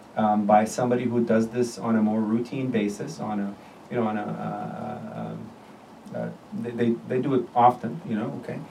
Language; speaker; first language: English; non-native, fluent; Arabic